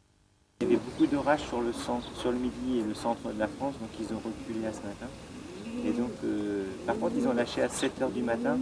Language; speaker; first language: French; native; French